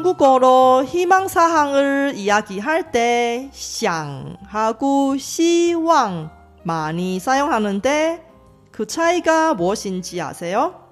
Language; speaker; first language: Korean; non-native, fluent; Chinese